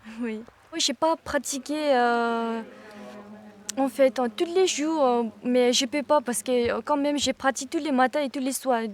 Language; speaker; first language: French; non-native, learner; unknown